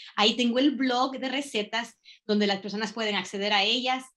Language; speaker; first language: Spanish; native; Spanish